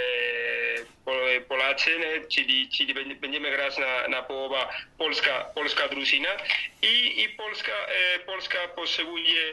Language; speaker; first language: Polish; non-native, learner; Spanish